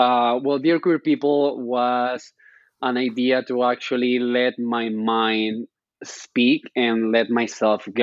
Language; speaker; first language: English; non-native, fluent; Spanish